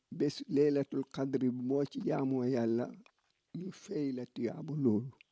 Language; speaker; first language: Wolof; non-native, local second language; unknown